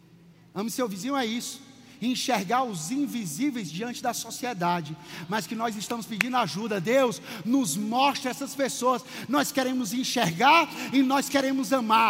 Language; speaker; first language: Portuguese; native; Portuguese